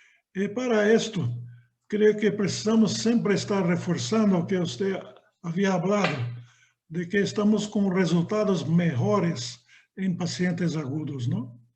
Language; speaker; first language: Spanish; non-native, fluent; Portuguese